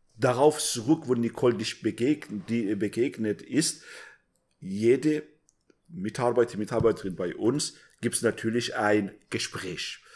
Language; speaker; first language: German; non-native, fluent; Persian